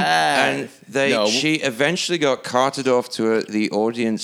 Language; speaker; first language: English; native; English